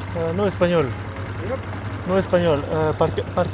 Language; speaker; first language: Spanish; non-native, learner; French